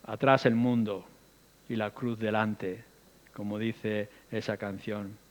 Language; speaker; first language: Spanish; native; Spanish